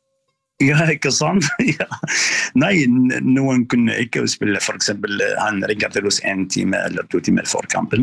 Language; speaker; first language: Norwegian; non-native, fluent; Arabic